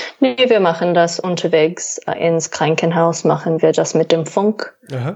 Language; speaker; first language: German; non-native, fluent; English